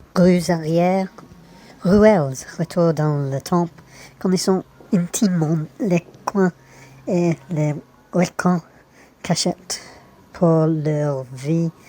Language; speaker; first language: French; non-native, learner; English